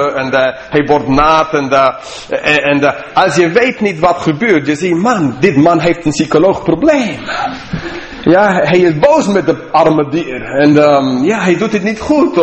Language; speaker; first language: Dutch; non-native, fluent; English